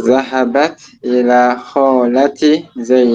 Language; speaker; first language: Arabic; non-native, learner; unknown